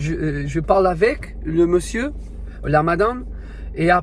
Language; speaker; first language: French; non-native, learner; Portuguese